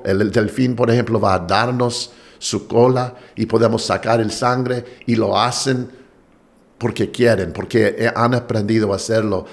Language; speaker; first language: Spanish; non-native, fluent; English